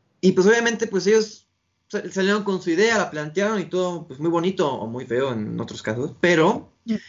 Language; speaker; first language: Spanish; native; Spanish